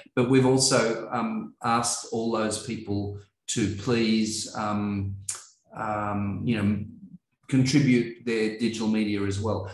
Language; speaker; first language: English; native; English